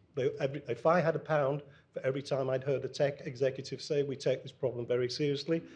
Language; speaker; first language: English; native; English